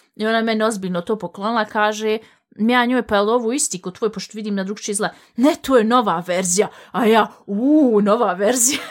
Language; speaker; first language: Bosnian; native; Bosnian